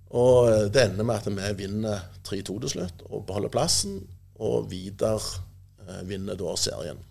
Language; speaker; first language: Norwegian; native; Norwegian